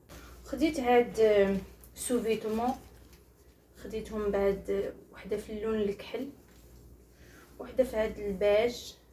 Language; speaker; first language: Arabic; native; Arabic